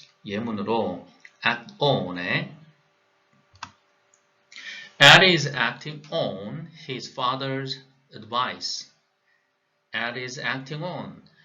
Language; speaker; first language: English; non-native, fluent; Korean